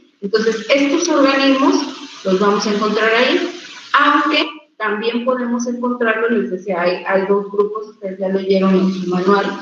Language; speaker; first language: Spanish; native; Spanish